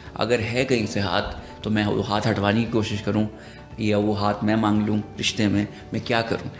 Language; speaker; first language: Urdu; native; Urdu